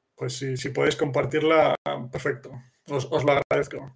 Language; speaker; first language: Spanish; native; Spanish